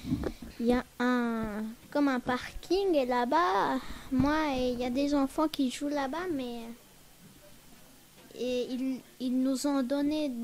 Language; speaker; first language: French; early bilingual, other home language; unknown